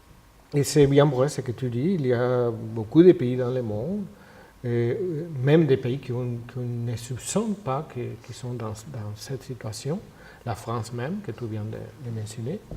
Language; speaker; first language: French; non-native, fluent; Spanish